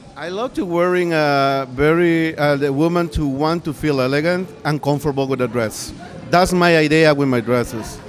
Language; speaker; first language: English; non-native, learner; Spanish